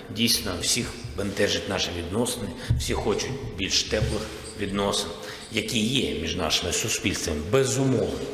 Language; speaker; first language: Ukrainian; non-native, local second language; Russian